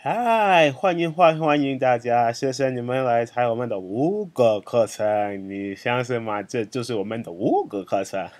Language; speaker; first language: Chinese; non-native, fluent; Shona